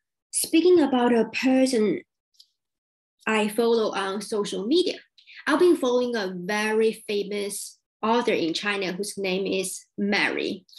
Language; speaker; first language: English; non-native, fluent; Chinese